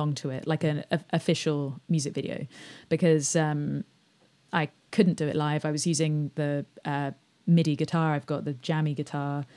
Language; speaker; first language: English; native; English